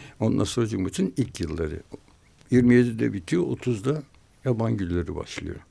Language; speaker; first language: Turkish; native; Turkish